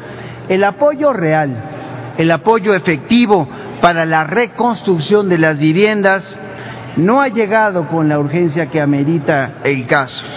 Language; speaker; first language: Spanish; native; Spanish